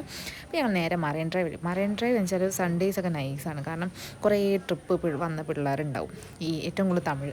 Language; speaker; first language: Malayalam; native; Malayalam